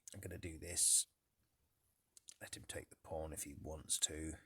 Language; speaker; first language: English; native; English